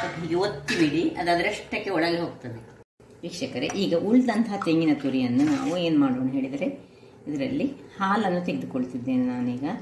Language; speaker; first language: Kannada; non-native, local second language; Tulu